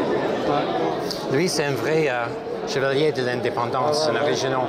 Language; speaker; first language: French; non-native, local second language; English